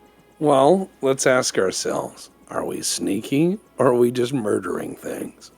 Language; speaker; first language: English; native; English